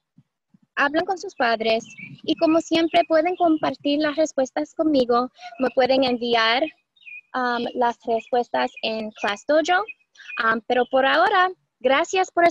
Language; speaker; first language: Spanish; early bilingual, heritage; Spanish